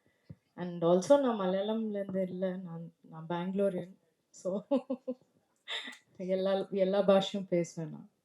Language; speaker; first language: Tamil; non-native, local second language; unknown